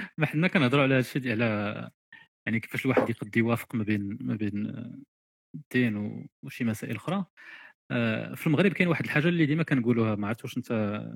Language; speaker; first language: Arabic; native; Arabic